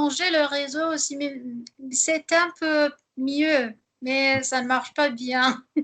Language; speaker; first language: French; non-native, learner; Persian